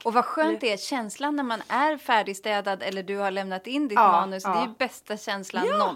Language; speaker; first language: Swedish; native; Swedish